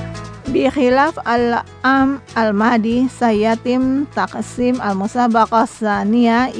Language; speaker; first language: Arabic; non-native, learner; Indonesian